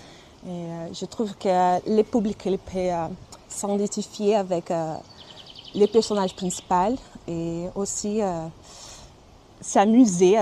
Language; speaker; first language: French; non-native, fluent; Portuguese